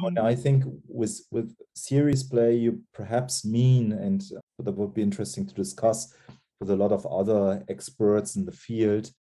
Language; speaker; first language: English; non-native, fluent; German